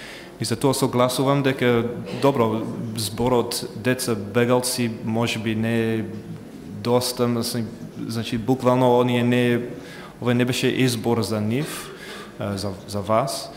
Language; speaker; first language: Macedonian; non-native, fluent; English